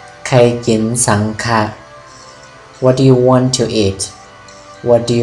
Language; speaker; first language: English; non-native, learner; Shan